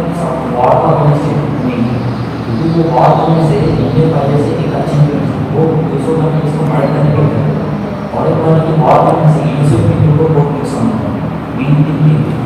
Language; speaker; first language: Hindi; non-native, local second language; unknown